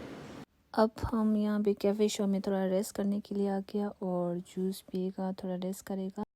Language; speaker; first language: Hindi; non-native, local second language; Tibetan